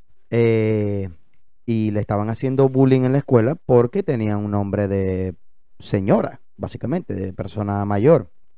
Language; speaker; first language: Spanish; native; Spanish